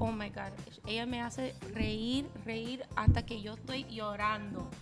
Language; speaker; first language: Spanish; non-native, fluent; English